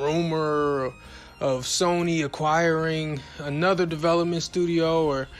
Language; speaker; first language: English; native; English